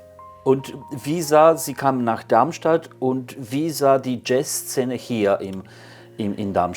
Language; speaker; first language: German; non-native, fluent; Polish